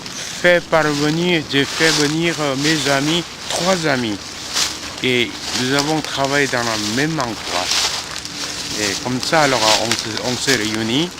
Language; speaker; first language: French; non-native, fluent; Korean